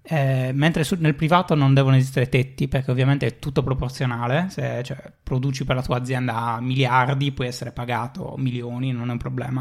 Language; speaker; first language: Italian; native; Italian